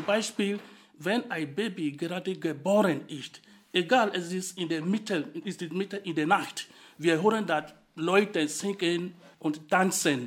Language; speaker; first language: German; non-native, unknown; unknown